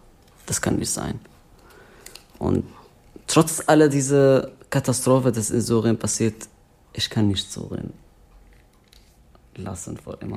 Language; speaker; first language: German; non-native, learner; Arabic